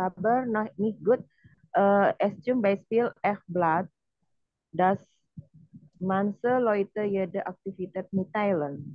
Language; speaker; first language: German; non-native, learner; Indonesian